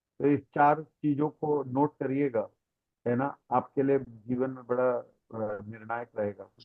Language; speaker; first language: Hindi; non-native, local second language; Tamil